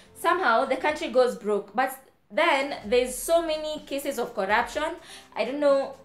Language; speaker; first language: English; non-native, local second language; Kamba